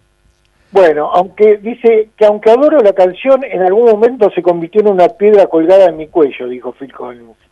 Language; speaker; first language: Spanish; native; Spanish